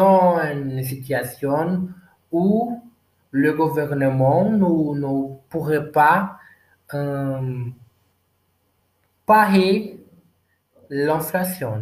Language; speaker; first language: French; non-native, learner; Portuguese